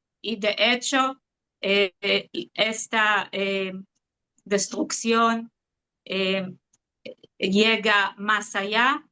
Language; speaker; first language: Spanish; non-native, fluent; Hebrew